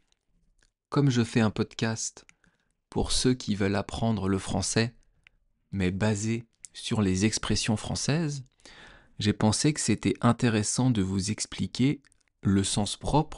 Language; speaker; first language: French; native; French